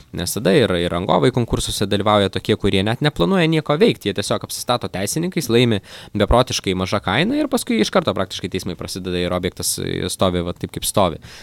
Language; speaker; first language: Lithuanian; native; Lithuanian